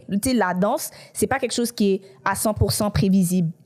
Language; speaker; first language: French; native; French